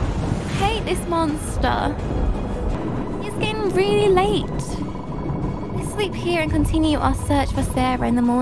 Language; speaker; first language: English; native; English